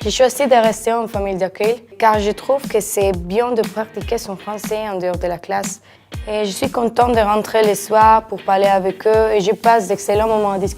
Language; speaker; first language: French; non-native, fluent; Spanish